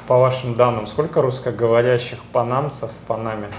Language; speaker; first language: Russian; native; Russian